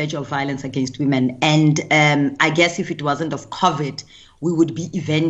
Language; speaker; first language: English; non-native, local second language; Tswana